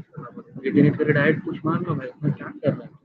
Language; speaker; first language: Hindi; native; Hindi